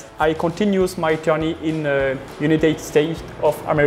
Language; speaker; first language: English; non-native, learner; French